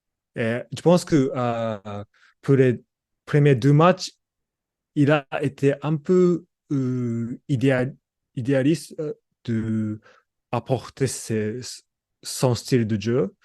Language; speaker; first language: French; non-native, learner; Japanese